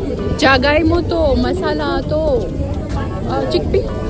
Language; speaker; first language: Japanese; non-native, learner; Hindi